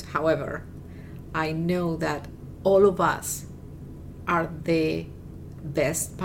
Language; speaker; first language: English; non-native, fluent; Spanish